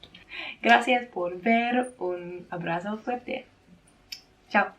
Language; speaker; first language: Spanish; non-native, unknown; English